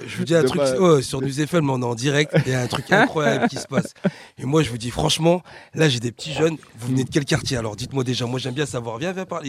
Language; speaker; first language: French; native; French